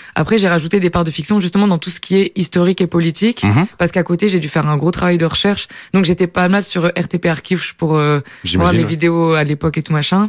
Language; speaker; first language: French; native; French